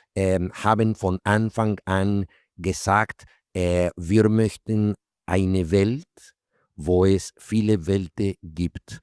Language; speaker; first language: German; non-native, fluent; Spanish